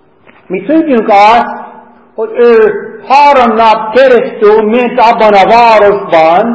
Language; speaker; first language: Hungarian; non-native, fluent; English